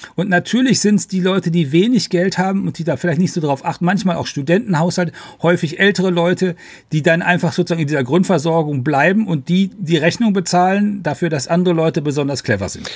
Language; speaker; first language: German; native; German